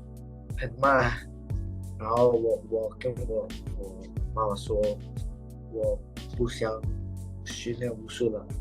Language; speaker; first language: Chinese; non-native, learner; Indonesian